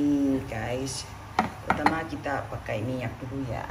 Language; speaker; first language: Indonesian; native; Indonesian